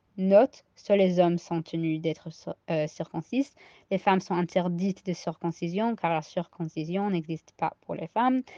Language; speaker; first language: French; non-native, fluent; English